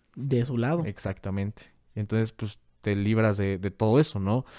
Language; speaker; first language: Spanish; native; Spanish